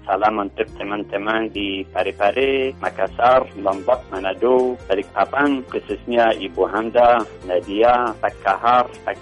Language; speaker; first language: Indonesian; non-native, learner; English